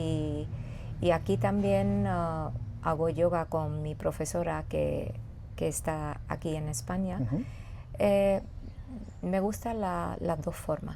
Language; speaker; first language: Spanish; non-native, fluent; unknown